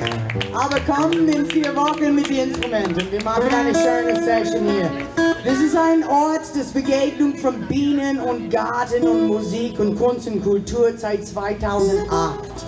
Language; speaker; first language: German; non-native, fluent; English